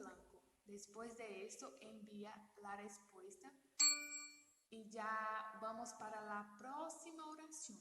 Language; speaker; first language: Spanish; non-native, learner; Portuguese